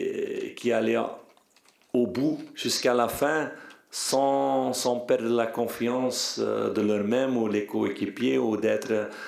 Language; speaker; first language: French; non-native, fluent; Dutch